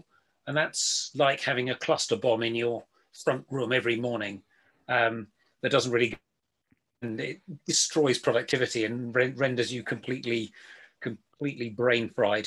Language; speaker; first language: English; native; English